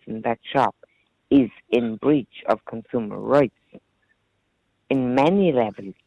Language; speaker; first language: English; native; English